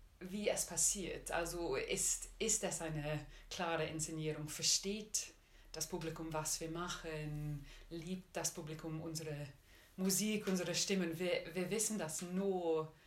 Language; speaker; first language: German; non-native, learner; Czech